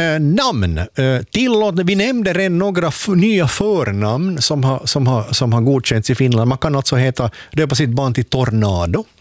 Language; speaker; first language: Swedish; native; Swedish